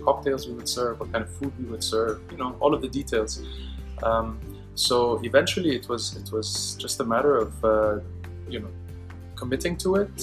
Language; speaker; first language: English; non-native, local second language; Arabic